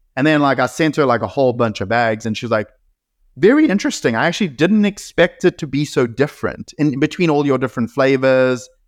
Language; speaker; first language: English; native; English